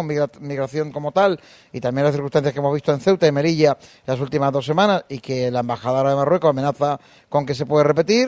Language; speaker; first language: Spanish; native; Spanish